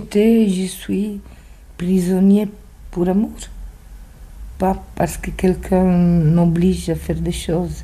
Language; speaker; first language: French; non-native, fluent; Italian